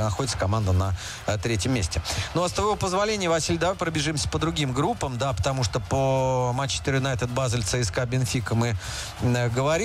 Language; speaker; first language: Russian; native; Russian